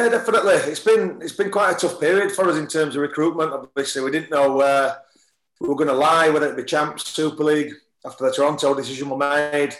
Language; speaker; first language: English; native; English